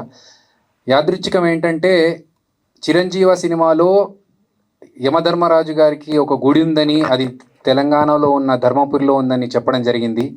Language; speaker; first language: Telugu; native; Telugu